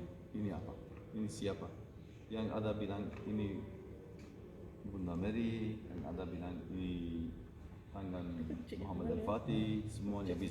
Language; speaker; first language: Indonesian; non-native, learner; Turkish